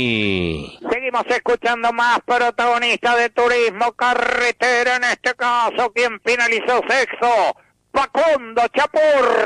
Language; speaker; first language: Spanish; native; Spanish